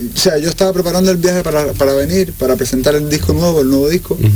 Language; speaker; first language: Spanish; native; Spanish